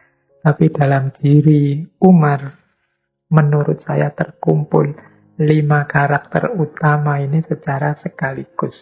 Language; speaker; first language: Indonesian; native; Indonesian